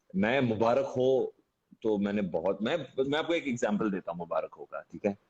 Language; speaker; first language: Hindi; native; Hindi